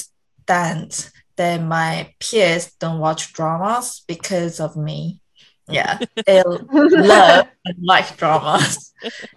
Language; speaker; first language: English; non-native, learner; Korean